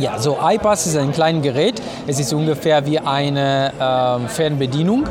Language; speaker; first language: German; non-native, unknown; Italian